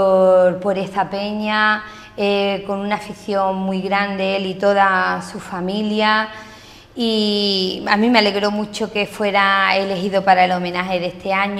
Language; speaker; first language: Spanish; native; Spanish